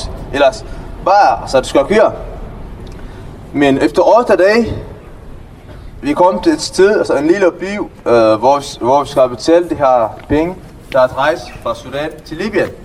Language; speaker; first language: Danish; non-native, learner; Tigrinya